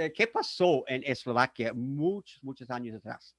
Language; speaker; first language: Spanish; non-native, fluent; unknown